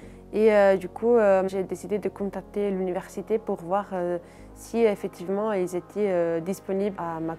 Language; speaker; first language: French; non-native, fluent; Italian